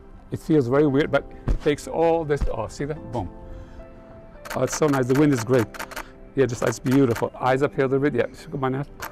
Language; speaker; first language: English; non-native, fluent; Albanian